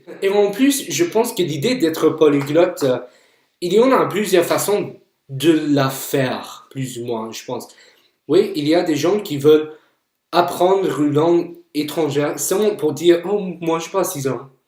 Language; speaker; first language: French; non-native, fluent; English